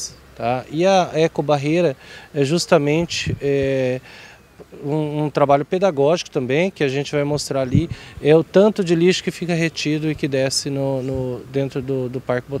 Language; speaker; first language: Portuguese; native; Portuguese